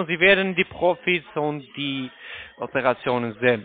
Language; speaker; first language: German; non-native, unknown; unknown